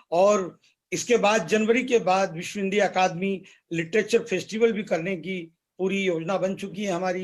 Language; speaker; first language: Hindi; native; Hindi